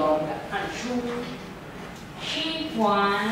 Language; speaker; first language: Chinese; non-native, learner; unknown